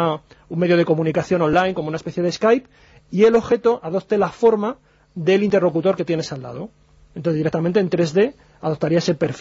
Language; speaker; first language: Spanish; native; Spanish